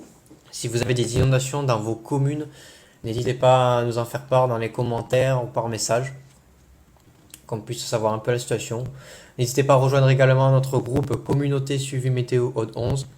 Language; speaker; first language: French; native; French